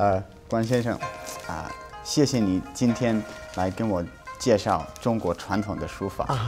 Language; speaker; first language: Chinese; non-native, fluent; English